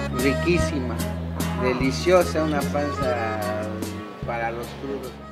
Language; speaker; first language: Spanish; native; Spanish